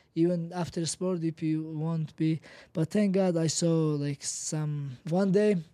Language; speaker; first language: English; non-native, learner; Georgian